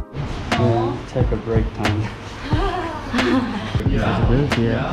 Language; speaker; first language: English; non-native, fluent; Chinese